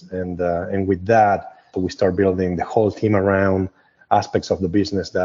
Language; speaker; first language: English; non-native, fluent; Spanish